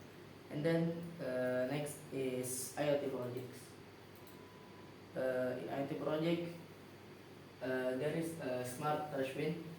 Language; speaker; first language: English; non-native, learner; Indonesian